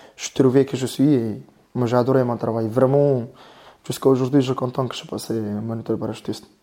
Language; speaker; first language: French; non-native, learner; Mongolian